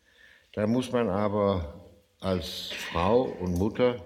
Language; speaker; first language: German; non-native, fluent; Danish